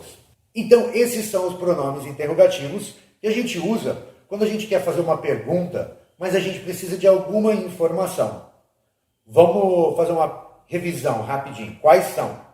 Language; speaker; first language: Portuguese; non-native, fluent; English